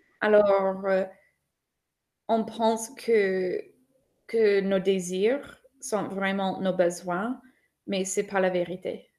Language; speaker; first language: French; non-native, fluent; English